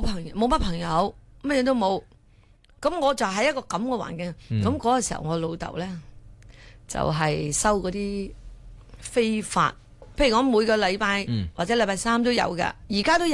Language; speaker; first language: Cantonese; early bilingual, heritage; Cantonese